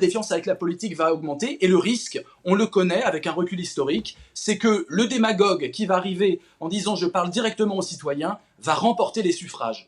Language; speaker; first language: French; native; French